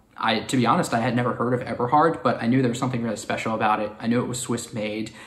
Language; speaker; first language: English; native; English